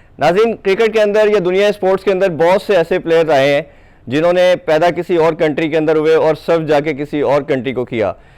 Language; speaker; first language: Urdu; non-native, local second language; Punjabi